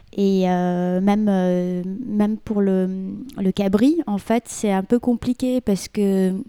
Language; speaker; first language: French; non-native, local second language; Arabic